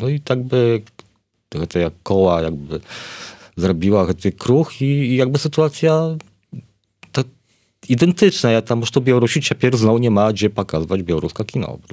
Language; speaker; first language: Polish; non-native, learner; Belarusian